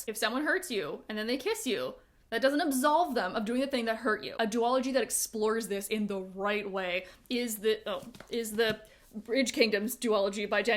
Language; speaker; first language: English; native; English